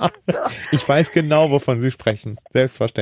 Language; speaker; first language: German; native; German